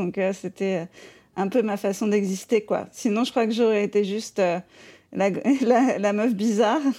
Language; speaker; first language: French; native; French